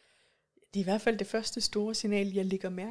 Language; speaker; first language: Danish; native; Danish